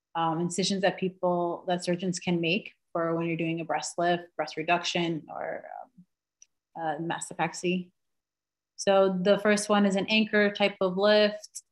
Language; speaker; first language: English; native; English